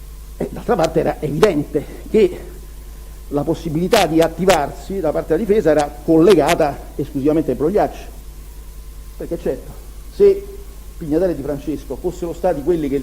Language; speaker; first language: Italian; native; Italian